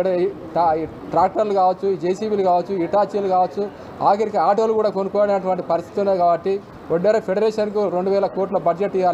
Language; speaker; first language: Telugu; native; Telugu